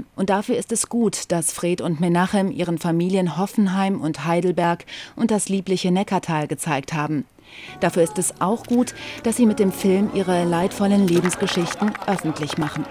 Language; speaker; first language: German; native; German